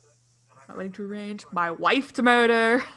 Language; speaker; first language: English; native; English